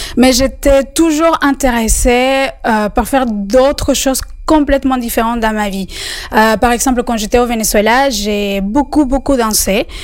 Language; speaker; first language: French; non-native, fluent; Spanish